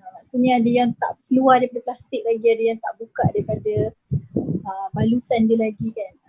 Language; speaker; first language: Malay; native; Malay